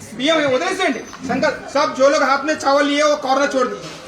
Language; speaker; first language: Hindi; non-native, local second language; Telugu